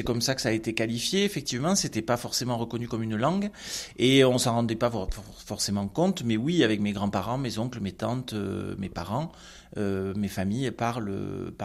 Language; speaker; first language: French; non-native, local second language; Occitan